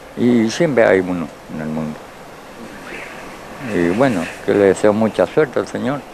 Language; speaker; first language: Spanish; native; Spanish